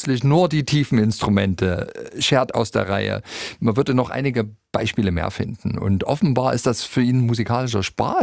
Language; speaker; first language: German; native; German